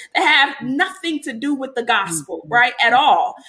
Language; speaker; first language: English; native; English